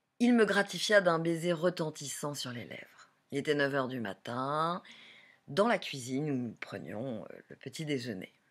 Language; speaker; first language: French; native; French